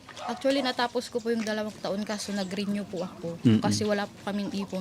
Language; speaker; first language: Filipino; native; Filipino